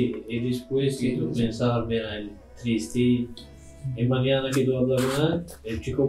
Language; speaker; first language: Spanish; non-native, learner; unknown